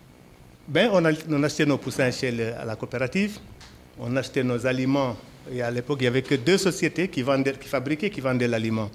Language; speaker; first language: French; non-native, local second language; Wolof